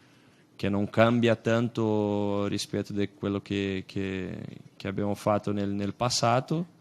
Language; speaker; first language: Italian; non-native, fluent; Portuguese